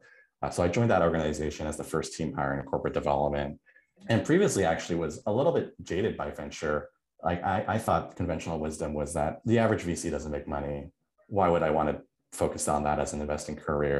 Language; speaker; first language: English; native; English